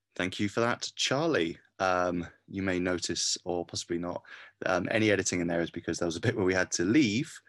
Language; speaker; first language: English; native; English